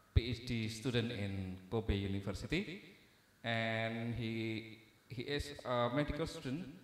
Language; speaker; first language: English; non-native, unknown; Indonesian